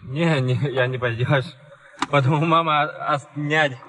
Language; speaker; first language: Russian; non-native, learner; Chinese